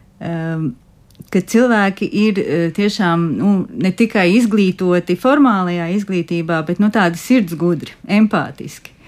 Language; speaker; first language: Latvian; native; Latvian